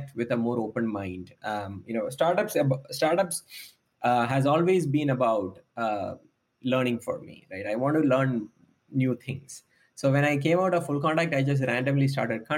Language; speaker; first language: English; non-native, local second language; Malayalam